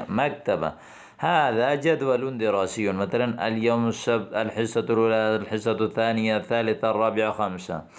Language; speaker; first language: Arabic; non-native, fluent; Urdu